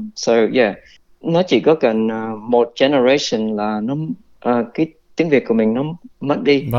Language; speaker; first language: Vietnamese; early bilingual, heritage; Vietnamese